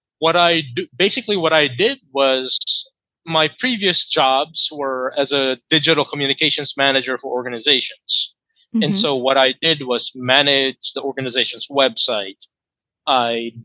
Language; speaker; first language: English; non-native, local second language; Filipino